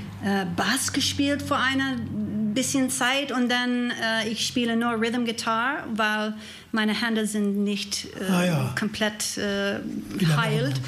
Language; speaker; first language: German; non-native, learner; English